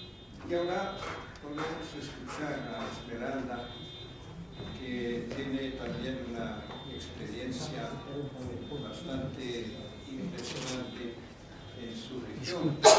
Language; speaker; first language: Spanish; non-native, fluent; French